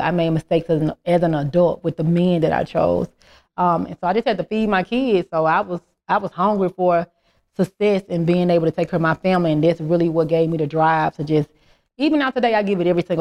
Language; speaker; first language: English; native; English